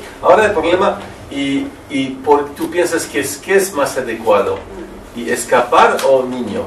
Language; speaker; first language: Spanish; non-native, learner; French